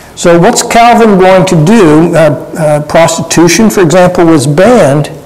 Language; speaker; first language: English; native; English